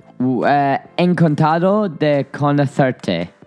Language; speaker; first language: Spanish; non-native, learner; English